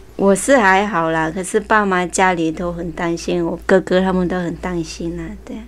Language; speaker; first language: Chinese; early bilingual, heritage; Chinese